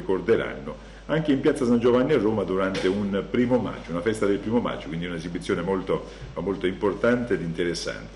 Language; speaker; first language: Italian; native; Italian